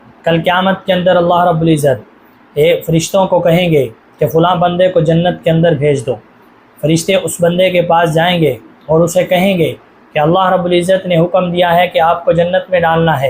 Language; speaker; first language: Urdu; native; Urdu